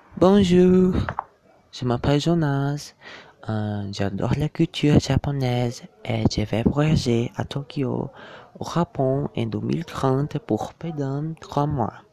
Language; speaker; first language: French; non-native, learner; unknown